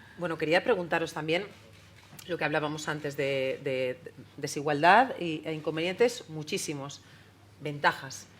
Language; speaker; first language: Spanish; native; Spanish